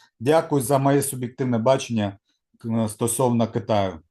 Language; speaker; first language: Ukrainian; non-native, local second language; Russian